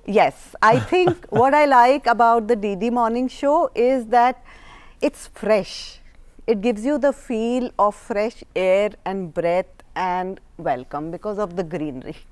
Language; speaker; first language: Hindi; non-native, local second language; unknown